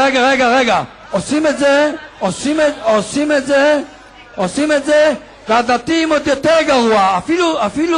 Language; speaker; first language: Hebrew; non-native, fluent; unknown